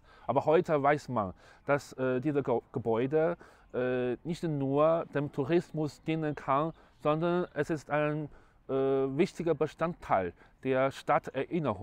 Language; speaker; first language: German; non-native, fluent; Chinese